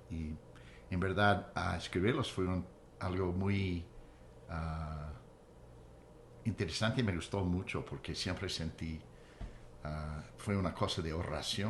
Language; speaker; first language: Spanish; non-native, fluent; English